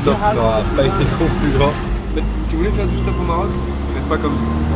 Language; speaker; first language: French; native; French